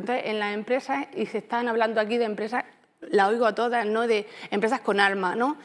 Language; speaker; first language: Spanish; native; Spanish